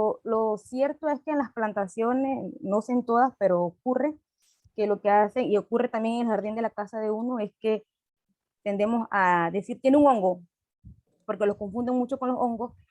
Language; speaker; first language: Spanish; native; Spanish